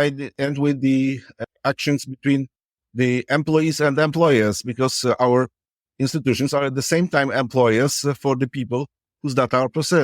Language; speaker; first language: English; non-native, fluent; Polish